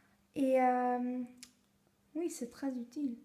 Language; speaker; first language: French; non-native, learner; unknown